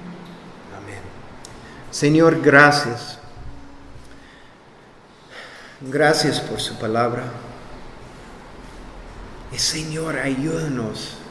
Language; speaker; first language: Spanish; non-native, fluent; English